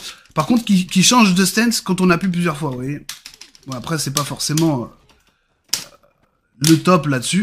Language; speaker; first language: French; native; French